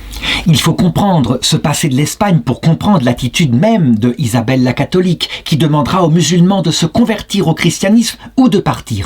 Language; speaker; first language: French; native; French